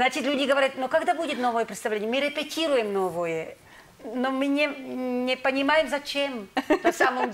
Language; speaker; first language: Russian; non-native, learner; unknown